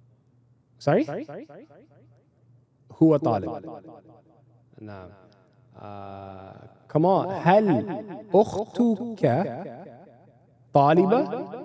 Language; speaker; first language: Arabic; non-native, fluent; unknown